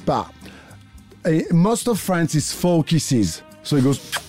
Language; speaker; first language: English; non-native, fluent; French